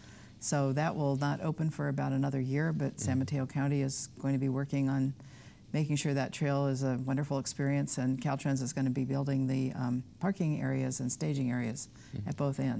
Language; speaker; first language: English; native; English